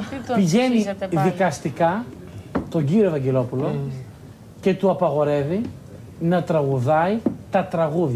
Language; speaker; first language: Greek; native; Greek